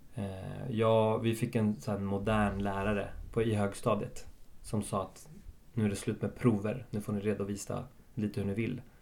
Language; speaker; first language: Swedish; early bilingual, other home language; Spanish